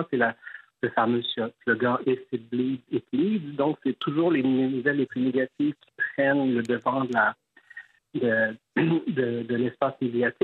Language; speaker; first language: French; native; French